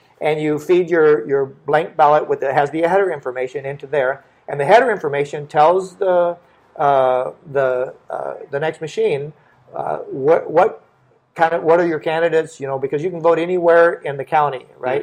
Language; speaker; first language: English; native; English